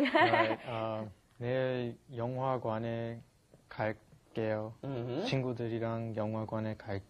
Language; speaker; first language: Korean; non-native, learner; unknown